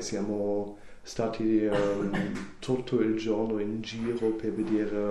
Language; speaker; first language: Italian; non-native, learner; German